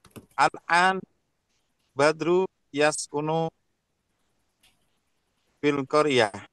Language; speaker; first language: Arabic; non-native, learner; Indonesian